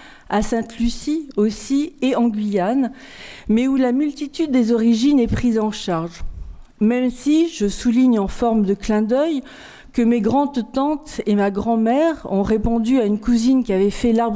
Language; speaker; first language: French; native; French